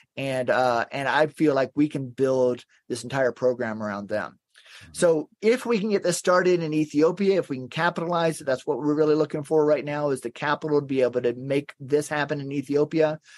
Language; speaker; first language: English; native; English